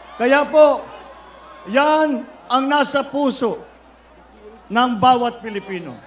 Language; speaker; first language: Filipino; native; Filipino